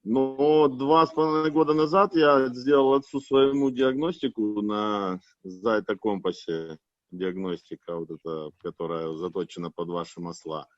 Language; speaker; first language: Russian; native; Russian